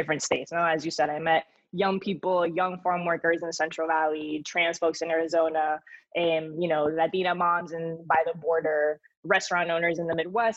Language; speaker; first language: English; non-native, fluent; Spanish